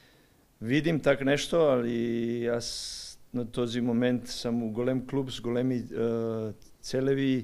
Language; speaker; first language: Bulgarian; non-native, learner; Serbian